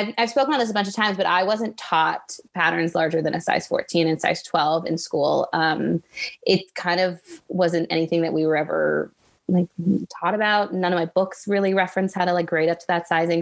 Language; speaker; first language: English; native; English